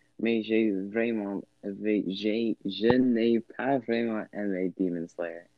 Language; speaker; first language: French; non-native, learner; English